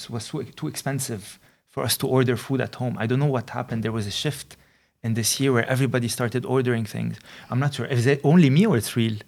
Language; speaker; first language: English; non-native, fluent; Arabic